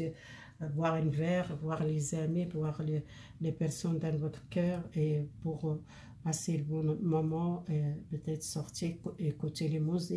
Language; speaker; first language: French; non-native, fluent; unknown